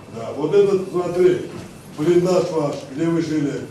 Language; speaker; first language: Russian; non-native, fluent; Azerbaijani